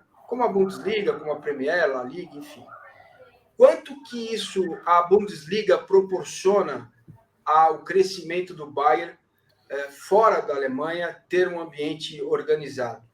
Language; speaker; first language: Portuguese; native; Portuguese